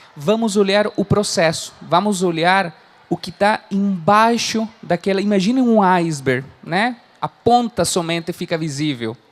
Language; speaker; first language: Portuguese; non-native, fluent; Spanish